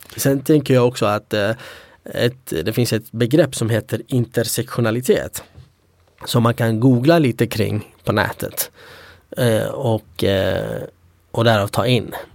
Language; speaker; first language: Swedish; early bilingual, other home language; Kurdish